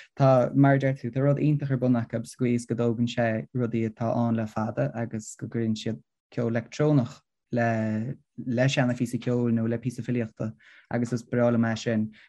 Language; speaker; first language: Irish; non-native, local second language; English